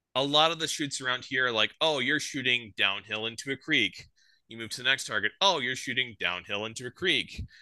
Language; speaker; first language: English; native; English